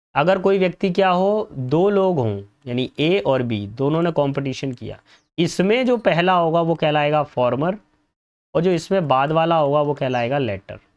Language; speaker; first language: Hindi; native; Hindi